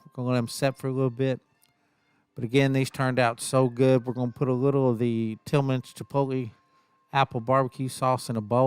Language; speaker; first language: English; native; English